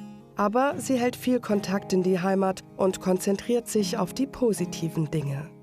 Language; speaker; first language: German; native; German